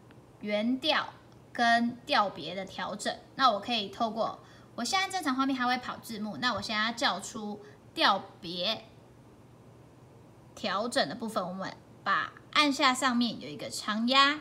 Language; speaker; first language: Chinese; native; Chinese